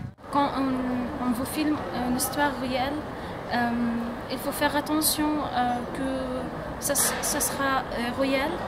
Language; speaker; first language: French; non-native, learner; Arabic